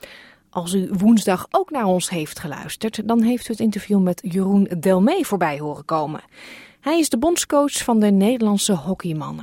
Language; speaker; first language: Dutch; native; Dutch